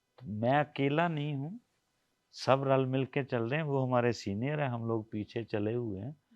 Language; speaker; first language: Hindi; non-native, local second language; Punjabi